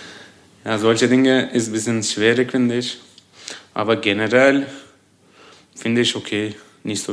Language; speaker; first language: German; non-native, fluent; Turkish